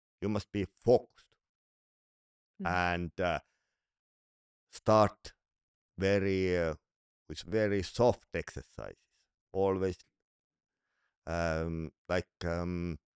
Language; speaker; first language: English; non-native, learner; Estonian